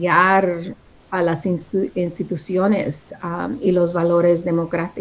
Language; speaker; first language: Spanish; early bilingual, other home language; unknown